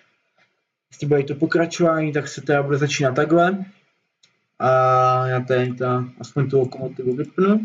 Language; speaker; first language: Czech; native; Czech